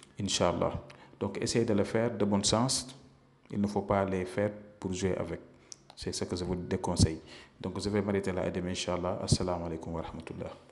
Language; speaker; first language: French; non-native, local second language; Wolof